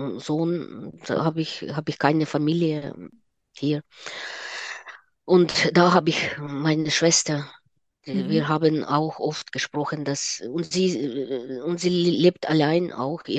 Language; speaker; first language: German; non-native, fluent; Ukrainian